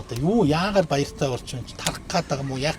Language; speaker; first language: Mongolian; native; Mongolian